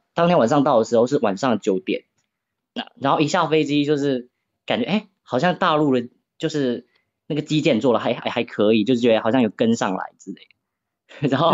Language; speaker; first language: Chinese; native; Chinese